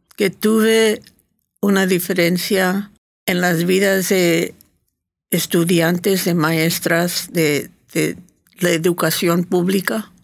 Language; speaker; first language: Spanish; early bilingual, heritage; Spanish